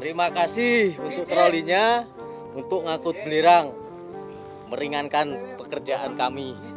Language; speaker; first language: Indonesian; non-native, local second language; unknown